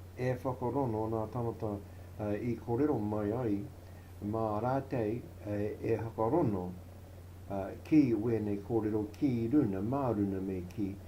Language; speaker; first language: Māori; native; Māori